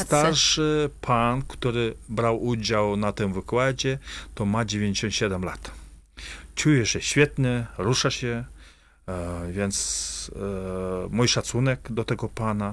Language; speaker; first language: Polish; non-native, fluent; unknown